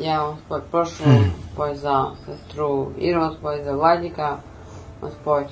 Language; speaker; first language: Russian; non-native, local second language; Ukrainian